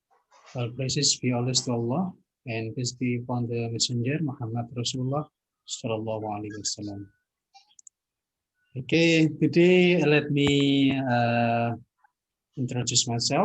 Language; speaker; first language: English; non-native, fluent; Indonesian